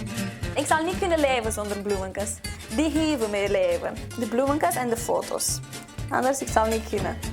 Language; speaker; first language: Dutch; non-native, learner; Romanian